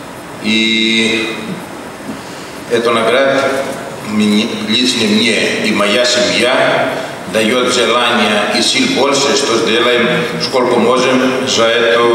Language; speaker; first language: Russian; non-native, learner; Greek